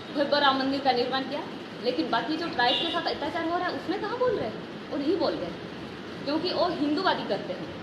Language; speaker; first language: Hindi; non-native, local second language; Santali